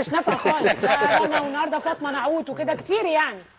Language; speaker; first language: Arabic; native; Arabic